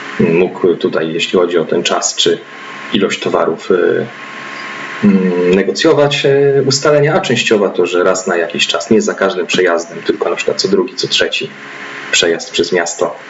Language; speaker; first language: Polish; native; Polish